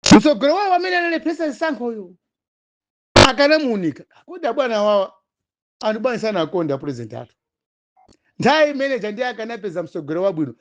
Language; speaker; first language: Nyanja; non-native, local second language; Tumbuka